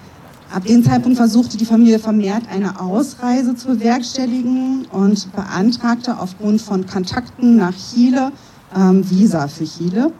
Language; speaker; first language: German; native; German